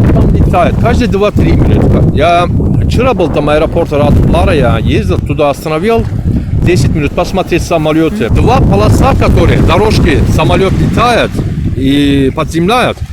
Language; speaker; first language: Russian; non-native, learner; Turkish